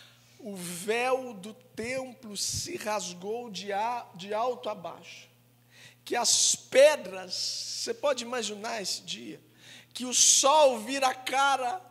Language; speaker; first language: Portuguese; native; Portuguese